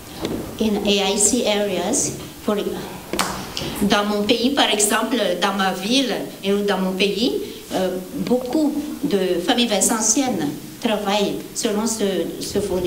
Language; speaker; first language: French; non-native, local second language; Malagasy